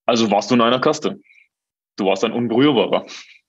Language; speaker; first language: German; native; German